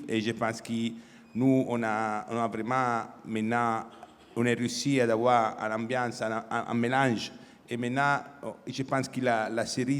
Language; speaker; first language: French; non-native, fluent; Italian